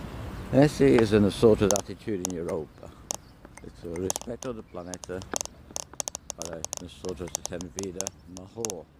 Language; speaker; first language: Spanish; non-native, learner; English